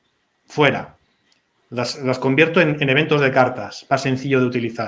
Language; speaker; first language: Spanish; native; Spanish